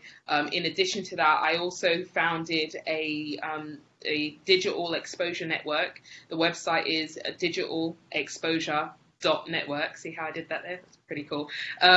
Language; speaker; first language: English; native; English